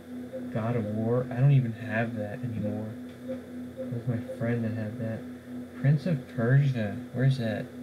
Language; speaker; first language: English; native; English